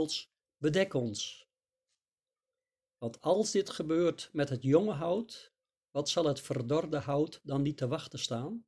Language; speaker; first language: Dutch; native; Dutch